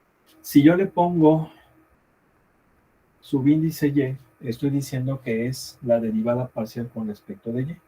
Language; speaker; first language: Spanish; native; Spanish